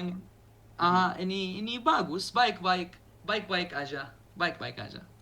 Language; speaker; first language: Indonesian; non-native, learner; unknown